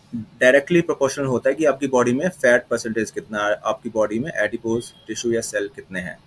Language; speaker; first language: Hindi; native; Hindi